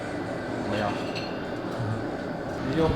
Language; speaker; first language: Chinese; non-native, learner; Manipuri